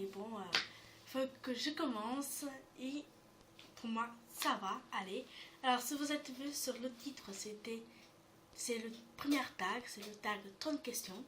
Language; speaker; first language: French; native; French